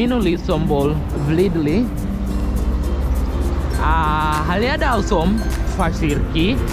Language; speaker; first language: Slovak; non-native, learner; English